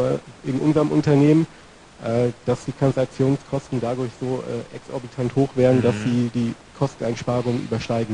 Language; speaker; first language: German; native; German